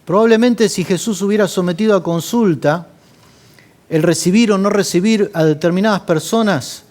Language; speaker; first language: Spanish; native; Spanish